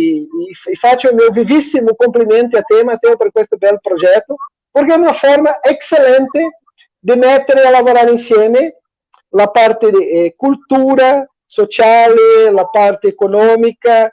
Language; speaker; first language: Italian; non-native, fluent; Portuguese